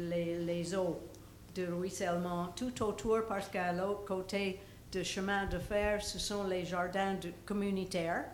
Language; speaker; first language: French; non-native, local second language; English